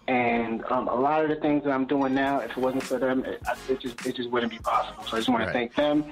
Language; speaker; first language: English; native; English